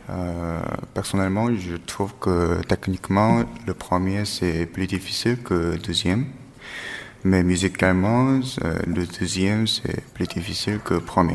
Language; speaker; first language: French; non-native, fluent; Korean